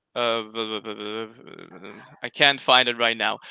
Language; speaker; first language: English; non-native, fluent; Slovak